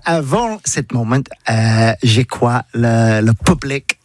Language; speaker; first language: French; non-native, learner; English